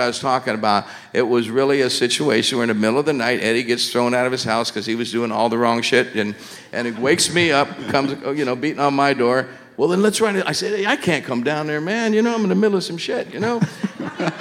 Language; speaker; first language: English; native; English